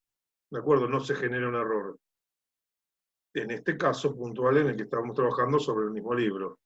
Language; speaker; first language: Spanish; native; Spanish